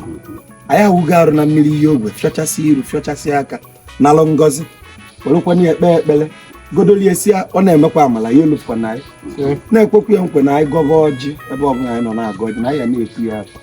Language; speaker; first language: Igbo; native; Igbo